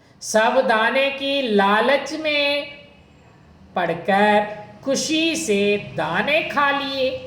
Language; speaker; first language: Hindi; non-native, local second language; Kannada